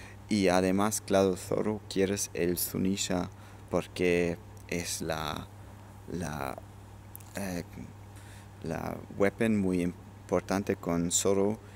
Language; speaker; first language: Spanish; non-native, learner; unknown